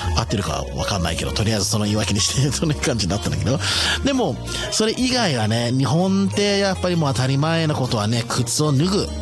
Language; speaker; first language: Japanese; non-native, fluent; English